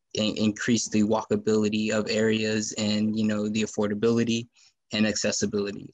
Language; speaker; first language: English; native; English